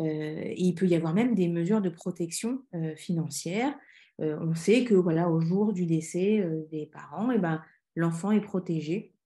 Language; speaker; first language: French; native; French